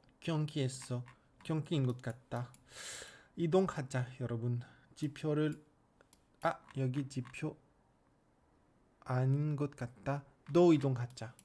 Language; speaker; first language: Korean; non-native, learner; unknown